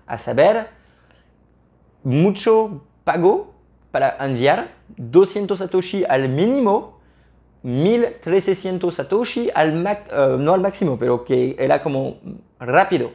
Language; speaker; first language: Spanish; non-native, fluent; French